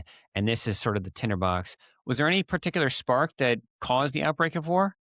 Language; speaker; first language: English; native; English